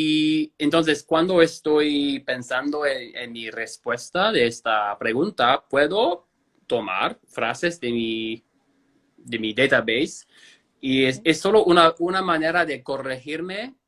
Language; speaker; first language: Spanish; non-native, fluent; English